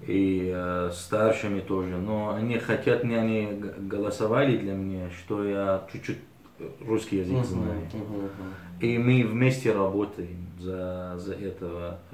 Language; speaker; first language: Russian; early bilingual, heritage; Arabic